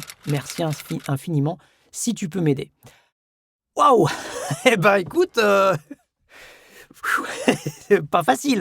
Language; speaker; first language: French; native; French